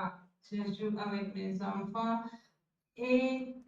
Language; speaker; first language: French; non-native, learner; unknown